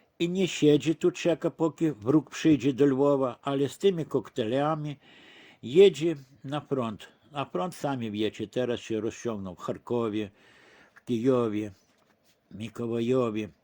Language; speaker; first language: Polish; early bilingual, heritage; Polish